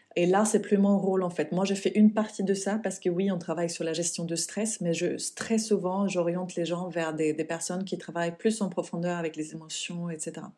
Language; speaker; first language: French; non-native, fluent; Swedish